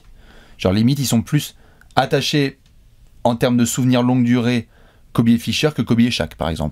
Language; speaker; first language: French; native; French